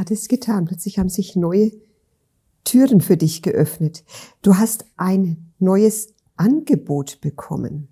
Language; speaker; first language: German; native; German